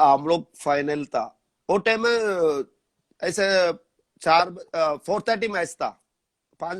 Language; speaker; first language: Hindi; non-native, local second language; Malayalam